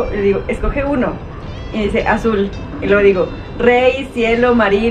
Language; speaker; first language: Spanish; native; Spanish